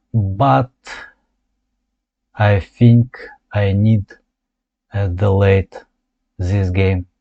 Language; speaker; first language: English; non-native, learner; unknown